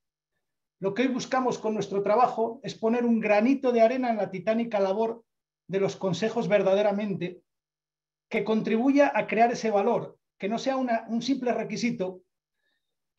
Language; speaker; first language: Spanish; native; Spanish